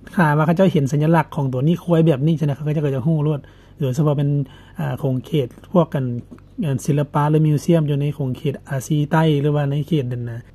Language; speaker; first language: Lao; native; Lao